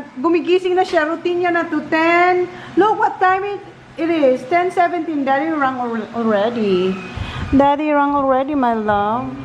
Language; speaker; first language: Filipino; non-native, local second language; Bikol